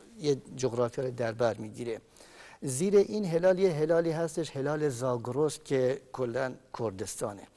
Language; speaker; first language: Persian; non-native, local second language; Kurdish